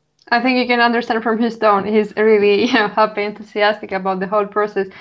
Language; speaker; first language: English; non-native, fluent; Greek